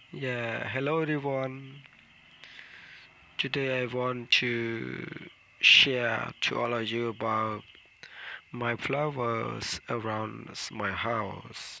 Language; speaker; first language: English; non-native, learner; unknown